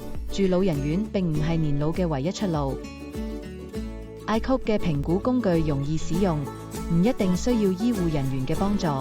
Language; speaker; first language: Cantonese; native; Cantonese